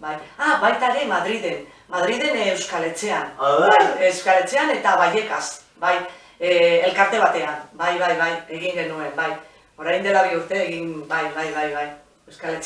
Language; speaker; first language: Basque; non-native, local second language; Spanish